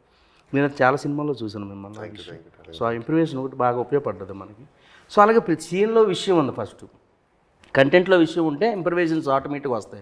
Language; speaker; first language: Telugu; native; Telugu